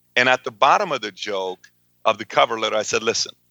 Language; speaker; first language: English; early bilingual, other home language; Persian